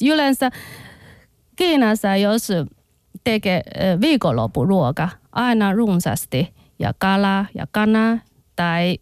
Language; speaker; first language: Finnish; non-native, learner; Chinese